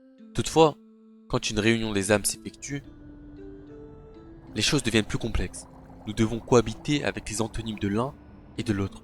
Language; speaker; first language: French; native; French